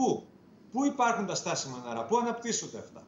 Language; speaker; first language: Greek; native; Greek